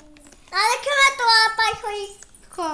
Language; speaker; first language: Italian; early bilingual, other home language; Punjabi